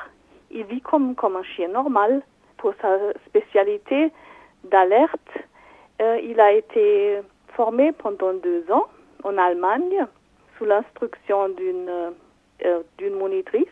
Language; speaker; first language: French; non-native, fluent; German